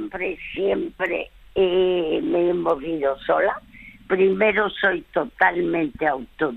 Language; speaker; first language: Spanish; early bilingual, other home language; French